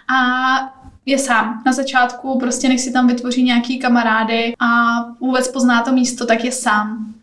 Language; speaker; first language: Czech; native; Czech